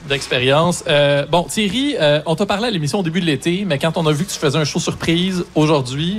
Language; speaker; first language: French; native; French